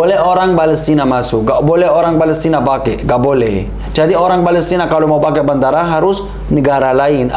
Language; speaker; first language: Indonesian; non-native, learner; Arabic